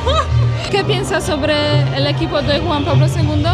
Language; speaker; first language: Spanish; non-native, fluent; Polish